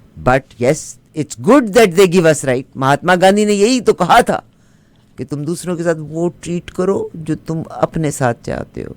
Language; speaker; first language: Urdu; non-native, local second language; Punjabi